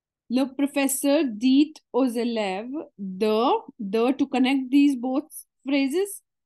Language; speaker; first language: French; non-native, fluent; Hindi